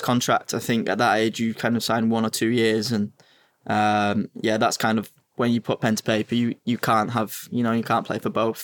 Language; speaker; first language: English; native; English